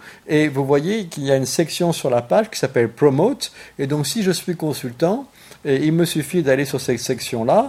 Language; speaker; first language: French; native; French